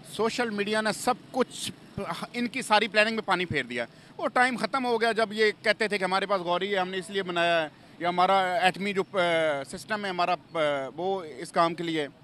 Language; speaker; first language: Urdu; non-native, local second language; Punjabi